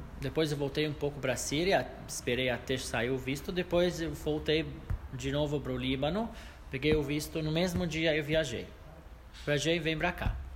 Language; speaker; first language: Portuguese; non-native, fluent; Arabic